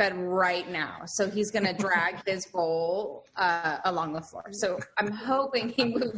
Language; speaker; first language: English; native; English